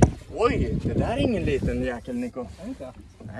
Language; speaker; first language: Swedish; native; Swedish